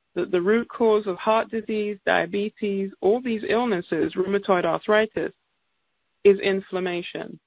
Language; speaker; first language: English; native; English